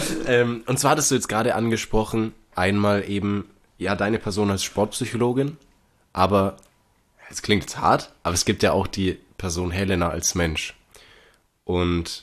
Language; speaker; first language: German; native; German